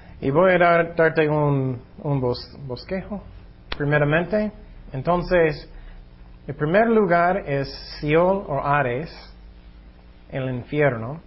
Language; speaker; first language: Spanish; non-native, fluent; English